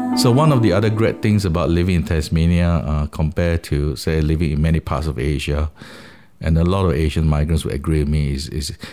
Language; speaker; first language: English; non-native, local second language; Min Nan Chinese